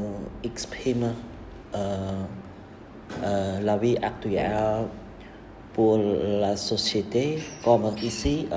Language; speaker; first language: French; non-native, learner; Khmer